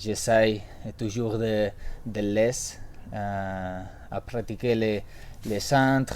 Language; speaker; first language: French; non-native, learner; Spanish